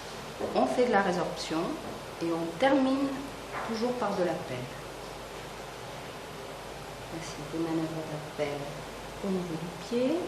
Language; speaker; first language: French; native; French